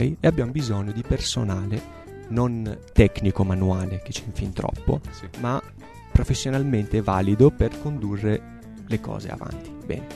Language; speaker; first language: Italian; non-native, fluent; Arabic